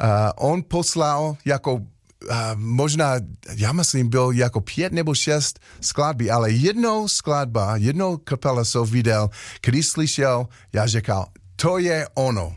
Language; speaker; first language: Czech; non-native, learner; English